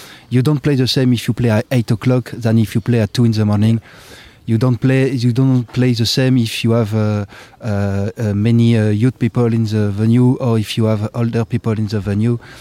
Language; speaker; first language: English; non-native, fluent; French